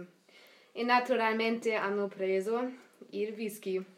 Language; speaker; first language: Italian; non-native, learner; German